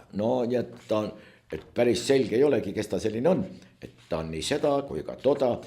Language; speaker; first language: Estonian; native; Estonian